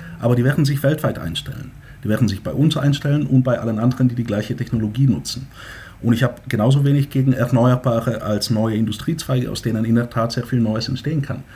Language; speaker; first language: German; non-native, fluent; Bulgarian